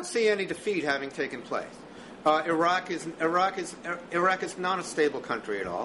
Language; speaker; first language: English; native; English